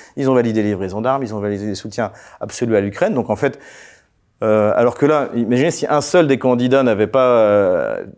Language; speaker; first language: French; native; French